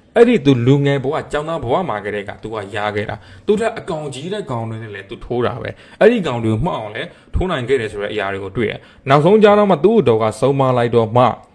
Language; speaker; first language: Burmese; native; Burmese